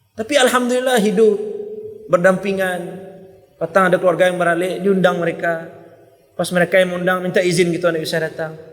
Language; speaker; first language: Malay; non-native, local second language; Minangkabau